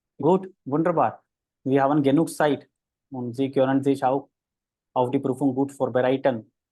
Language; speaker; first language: German; non-native, fluent; Hindi